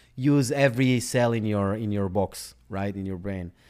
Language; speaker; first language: English; non-native, fluent; Hebrew